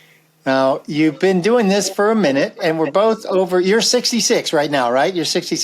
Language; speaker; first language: English; native; English